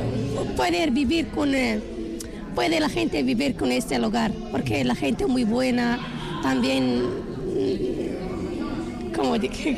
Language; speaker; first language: Spanish; non-native, learner; Arabic